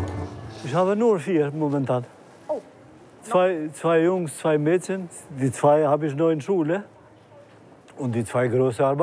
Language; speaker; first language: German; non-native, learner; Albanian